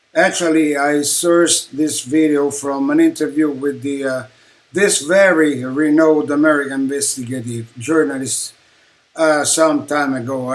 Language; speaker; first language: English; non-native, fluent; Italian